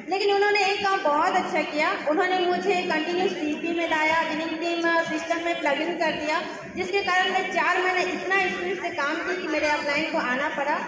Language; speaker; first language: Hindi; native; Hindi